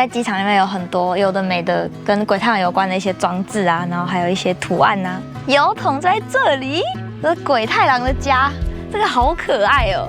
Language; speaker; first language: Chinese; native; Chinese